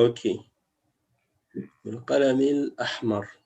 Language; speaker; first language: Arabic; non-native, fluent; French